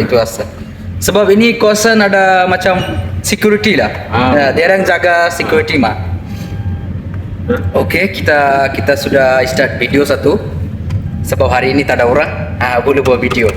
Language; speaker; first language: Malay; non-native, learner; Bangla